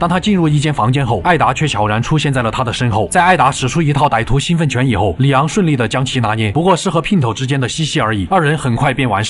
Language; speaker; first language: Chinese; native; Chinese